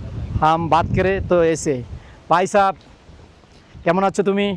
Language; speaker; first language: Hindi; non-native, learner; Bangla